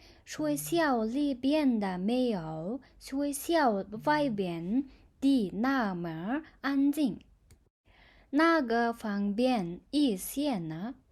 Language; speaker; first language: Chinese; non-native, fluent; Mongolian